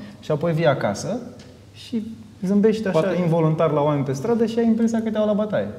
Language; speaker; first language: Romanian; native; Romanian